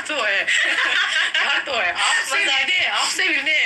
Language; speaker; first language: Hindi; non-native, fluent; Japanese